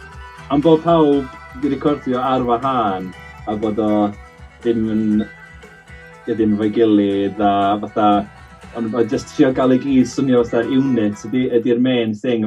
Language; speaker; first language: Welsh; native; Welsh